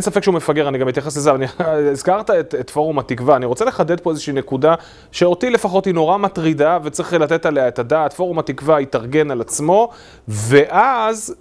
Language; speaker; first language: Hebrew; native; Hebrew